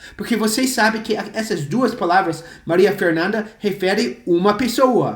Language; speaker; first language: Portuguese; non-native, fluent; English